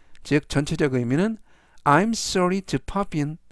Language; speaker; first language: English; non-native, fluent; Korean